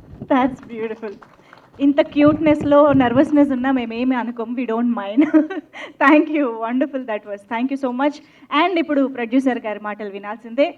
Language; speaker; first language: Telugu; native; Telugu